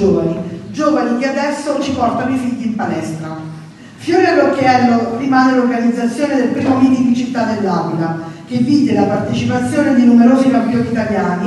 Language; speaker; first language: Italian; native; Italian